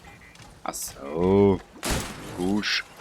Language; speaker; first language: German; native; German